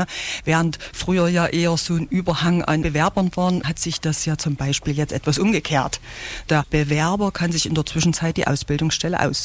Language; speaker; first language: German; native; German